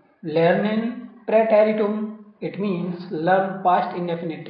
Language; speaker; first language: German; non-native, learner; Hindi